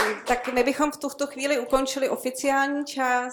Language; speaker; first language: Czech; native; Czech